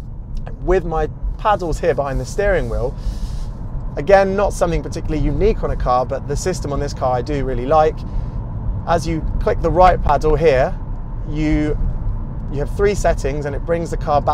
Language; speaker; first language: English; native; English